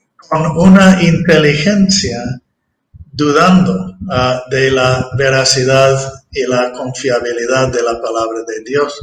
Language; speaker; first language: Spanish; non-native, fluent; English